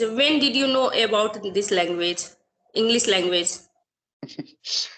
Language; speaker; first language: English; non-native, learner; Hindi